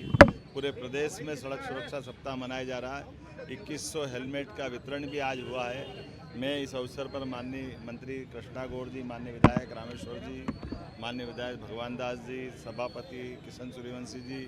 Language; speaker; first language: Hindi; native; Hindi